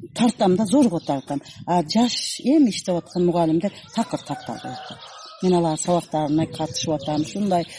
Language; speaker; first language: Kyrgyz; non-native, local second language; Uzbek